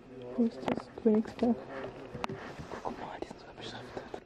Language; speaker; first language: German; native; German